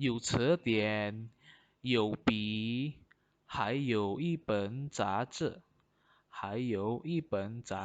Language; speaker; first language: Chinese; non-native, fluent; Indonesian